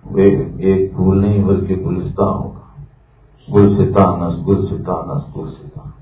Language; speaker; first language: Urdu; native; Urdu